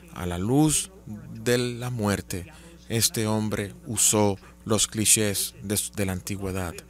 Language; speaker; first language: Spanish; non-native, fluent; Malayalam